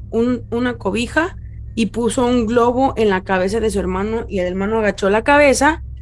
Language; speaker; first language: Spanish; native; Spanish